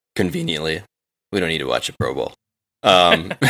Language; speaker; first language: English; native; English